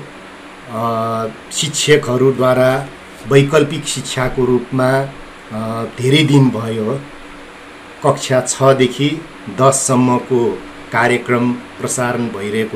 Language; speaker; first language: Nepali; non-native, local second language; Newari